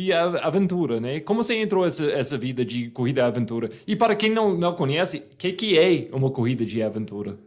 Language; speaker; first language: Portuguese; non-native, fluent; English